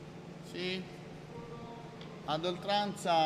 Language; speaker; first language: Italian; native; Italian